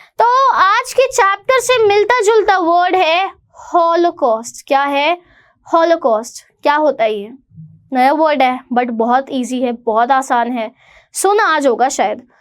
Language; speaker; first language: Hindi; native; Hindi